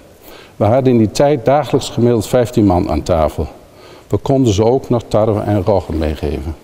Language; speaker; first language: Dutch; native; Dutch